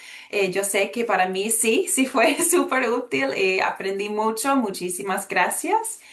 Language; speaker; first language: Spanish; early bilingual, heritage; Spanish